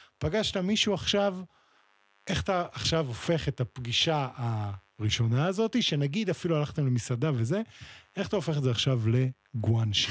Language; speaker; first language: Hebrew; native; Hebrew